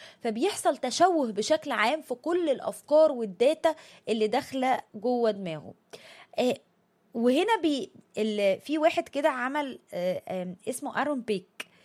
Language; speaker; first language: Egyptian Arabic; native; Egyptian Arabic